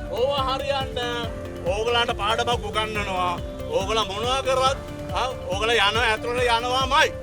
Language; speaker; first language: Sinhala; non-native, local second language; Tamil